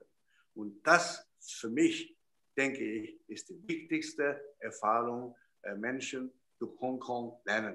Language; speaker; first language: German; non-native, fluent; Chinese